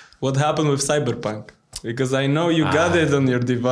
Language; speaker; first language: English; non-native, learner; Polish